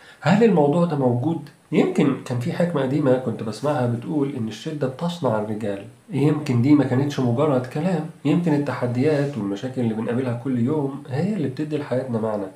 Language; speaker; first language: Arabic; native; Arabic